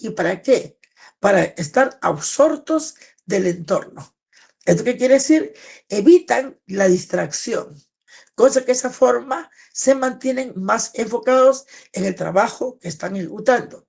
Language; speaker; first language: Spanish; native; Spanish